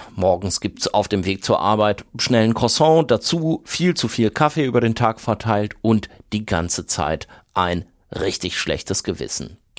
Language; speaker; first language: German; native; German